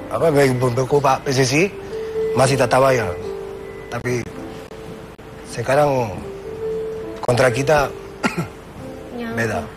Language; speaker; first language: Indonesian; non-native, fluent; Spanish